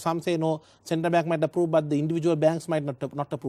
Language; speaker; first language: English; non-native, local second language; Sinhala